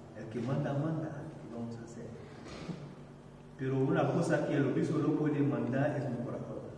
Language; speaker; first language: Spanish; non-native, learner; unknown